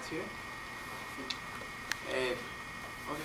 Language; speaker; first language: Italian; non-native, learner; English